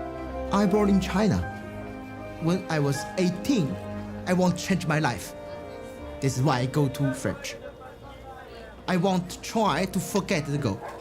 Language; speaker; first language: English; non-native, learner; Chinese